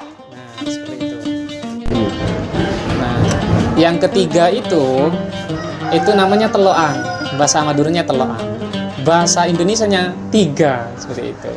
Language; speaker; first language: Indonesian; non-native, local second language; Madurese